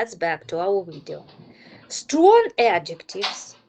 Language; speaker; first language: English; non-native, fluent; Ukrainian